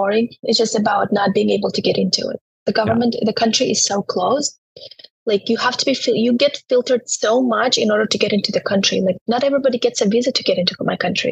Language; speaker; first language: English; non-native, fluent; Turkmen